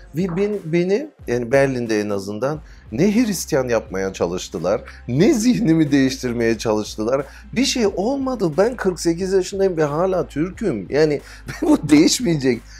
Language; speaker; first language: Turkish; early bilingual, heritage; Turkish